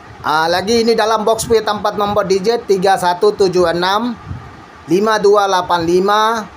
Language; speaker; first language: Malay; non-native, learner; Bangla